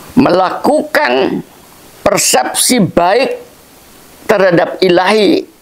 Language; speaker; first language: Indonesian; non-native, local second language; Javanese